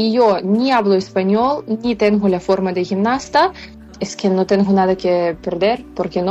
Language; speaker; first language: Spanish; non-native, fluent; Ukrainian